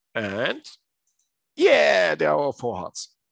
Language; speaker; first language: English; non-native, learner; German